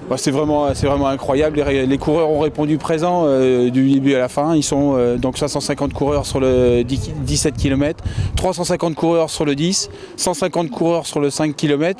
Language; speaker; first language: French; native; French